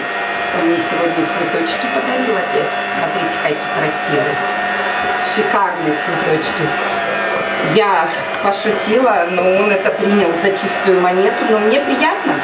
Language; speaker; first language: Russian; native; Russian